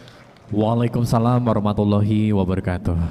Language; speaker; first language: Indonesian; native; Indonesian